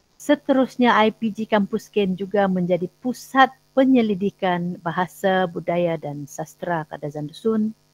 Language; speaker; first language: Malay; non-native, local second language; Central Dusun